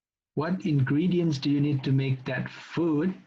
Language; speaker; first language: English; non-native, local second language; Indonesian